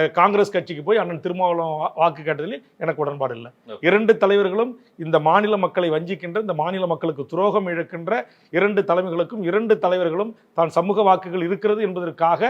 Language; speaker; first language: Tamil; native; Tamil